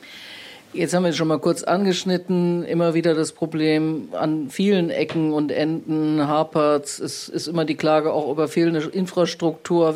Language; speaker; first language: German; native; German